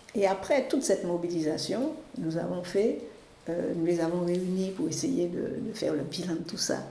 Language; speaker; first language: French; native; French